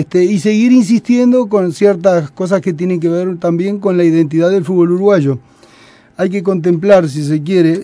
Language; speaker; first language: Spanish; native; Spanish